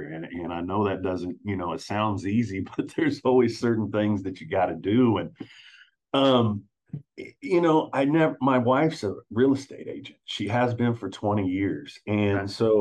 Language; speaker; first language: English; native; English